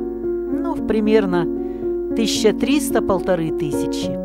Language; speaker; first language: Russian; native; Russian